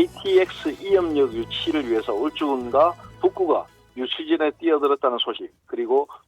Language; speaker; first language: Korean; native; Korean